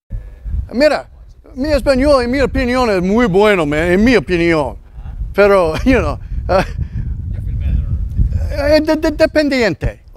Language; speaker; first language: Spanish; non-native, learner; English